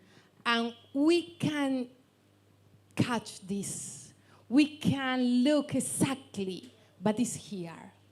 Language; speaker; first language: English; non-native, learner; Spanish